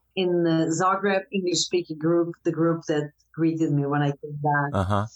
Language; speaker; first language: English; non-native, fluent; Croatian